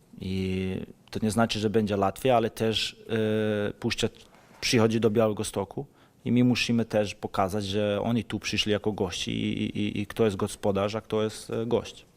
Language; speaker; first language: Polish; non-native, fluent; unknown